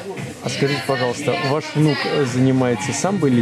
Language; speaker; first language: Russian; native; Russian